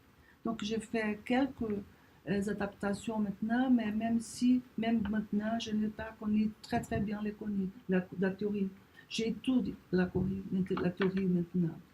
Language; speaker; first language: French; non-native, learner; Portuguese